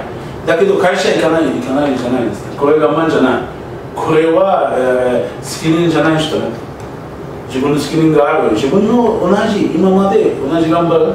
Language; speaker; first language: Japanese; non-native, learner; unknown